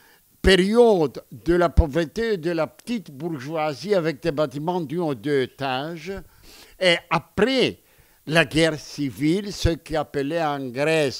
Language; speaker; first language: French; non-native, fluent; Greek